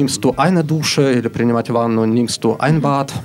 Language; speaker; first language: German; non-native, learner; Russian